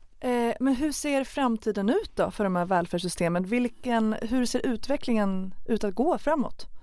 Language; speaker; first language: Swedish; native; Swedish